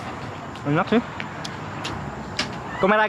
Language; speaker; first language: Spanish; non-native, learner; Indonesian